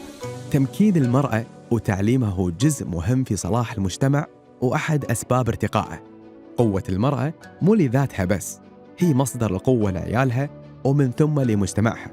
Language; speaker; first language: Arabic; native; Arabic